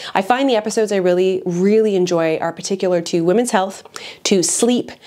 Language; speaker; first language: English; native; English